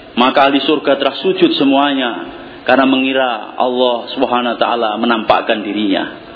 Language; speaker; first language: Indonesian; non-native, local second language; Javanese